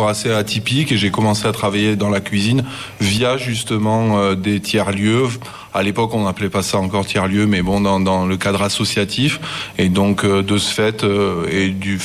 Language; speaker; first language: French; native; French